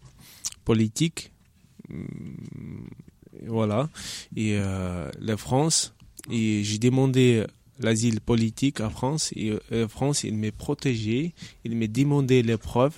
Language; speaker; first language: French; non-native, learner; Chechen